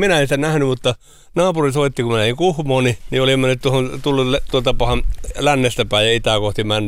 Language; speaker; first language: Finnish; native; Finnish